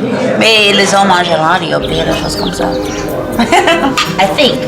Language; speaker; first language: French; non-native, fluent; English